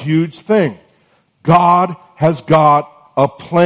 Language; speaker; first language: English; native; English